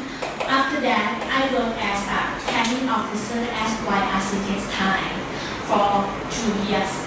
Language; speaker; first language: English; non-native, learner; Thai